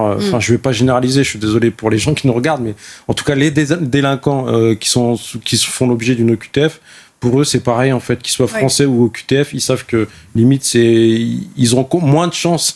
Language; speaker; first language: French; native; French